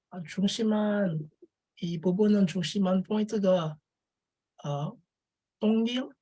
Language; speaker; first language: Korean; non-native, learner; French